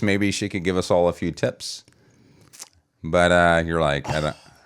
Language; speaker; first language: English; native; English